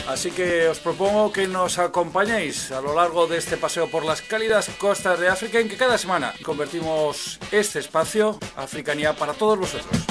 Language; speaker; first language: Spanish; native; Spanish